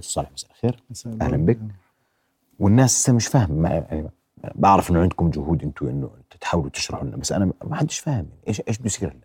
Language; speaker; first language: Arabic; native; Arabic